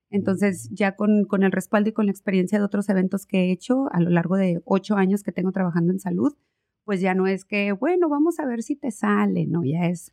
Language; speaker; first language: Spanish; native; Spanish